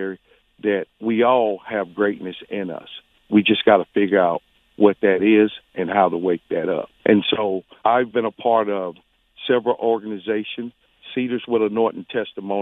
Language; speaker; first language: English; native; English